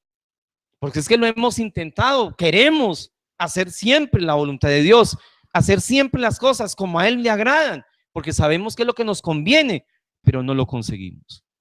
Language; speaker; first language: Spanish; native; Spanish